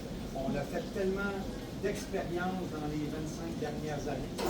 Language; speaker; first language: French; native; French